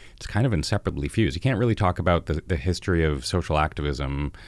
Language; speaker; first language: English; native; English